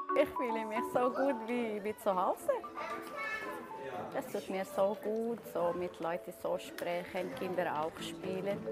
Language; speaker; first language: German; non-native, learner; Arabic